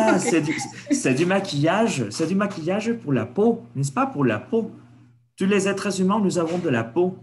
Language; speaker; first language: French; non-native, fluent; Spanish